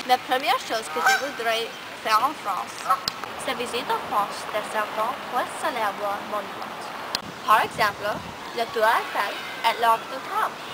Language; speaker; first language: French; non-native, learner; English